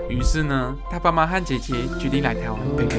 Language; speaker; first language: Chinese; native; Chinese